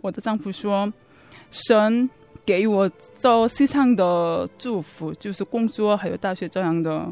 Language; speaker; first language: Chinese; non-native, fluent; Korean